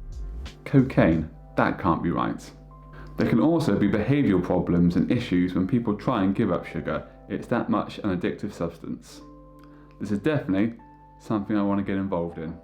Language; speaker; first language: English; native; English